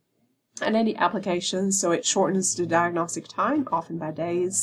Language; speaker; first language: English; native; English